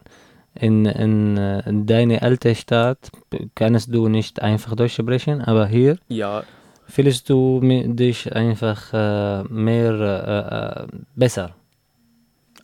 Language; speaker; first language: German; non-native, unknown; Arabic